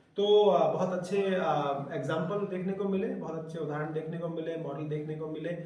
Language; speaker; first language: Hindi; native; Hindi